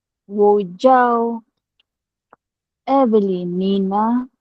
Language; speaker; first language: Chinese; non-native, learner; Filipino